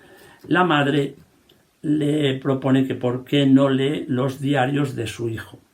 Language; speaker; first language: Spanish; native; Spanish